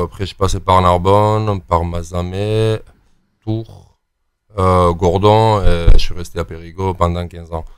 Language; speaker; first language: French; non-native, fluent; Georgian